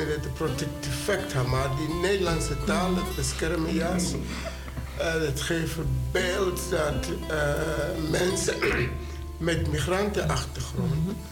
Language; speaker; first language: Dutch; non-native, fluent; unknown